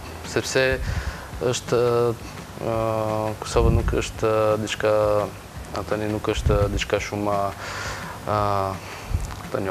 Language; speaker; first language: Albanian; non-native, learner; Bulgarian